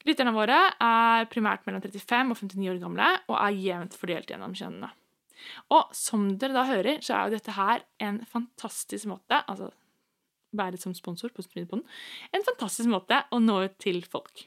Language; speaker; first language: Norwegian; native; Norwegian